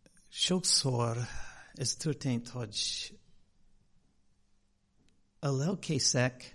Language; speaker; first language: Hungarian; non-native, fluent; English